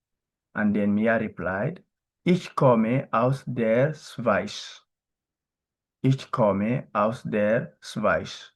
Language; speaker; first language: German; non-native, learner; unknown